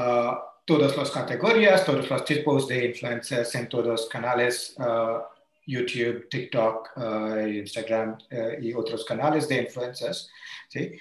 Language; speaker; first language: Spanish; non-native, learner; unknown